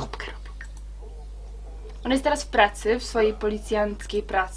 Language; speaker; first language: Polish; native; Polish